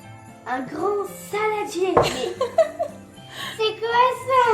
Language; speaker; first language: French; early bilingual, other home language; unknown